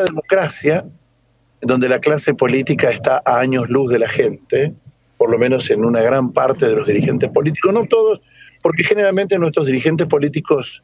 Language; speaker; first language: Spanish; native; Spanish